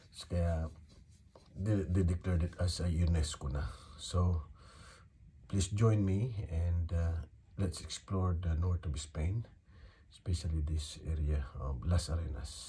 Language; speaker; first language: English; non-native, local second language; Filipino